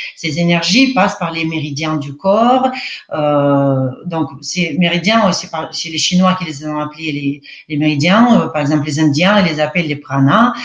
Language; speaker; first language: French; non-native, fluent; Russian